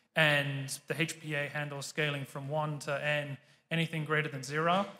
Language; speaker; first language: English; native; English